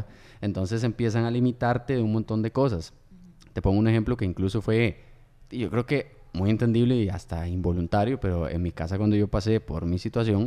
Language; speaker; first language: Spanish; native; Spanish